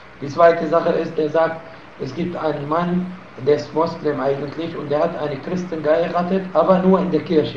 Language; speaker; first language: German; non-native, fluent; Arabic